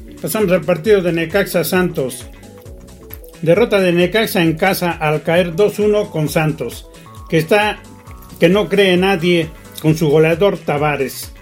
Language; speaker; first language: Spanish; native; Spanish